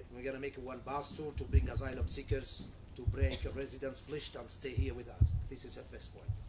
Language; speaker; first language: English; non-native, learner; Arabic